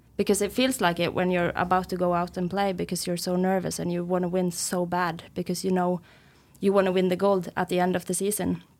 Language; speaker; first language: English; non-native, fluent; Norwegian